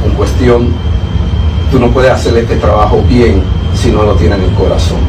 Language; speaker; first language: Spanish; early bilingual, heritage; Spanish